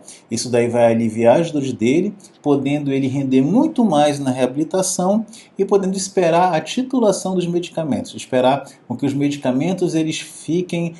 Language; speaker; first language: Portuguese; native; Portuguese